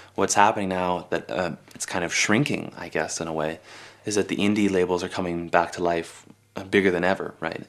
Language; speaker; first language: English; native; English